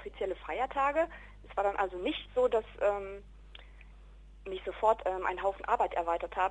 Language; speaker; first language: German; native; German